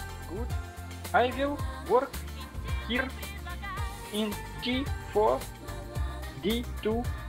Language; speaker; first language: English; non-native, learner; Russian